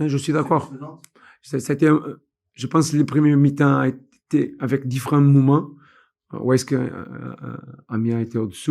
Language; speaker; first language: French; non-native, fluent; Portuguese